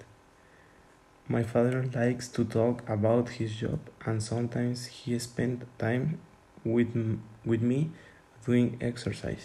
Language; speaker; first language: English; non-native, learner; Spanish